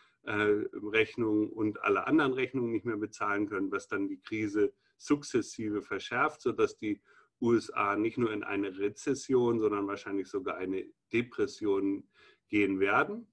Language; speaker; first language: German; native; German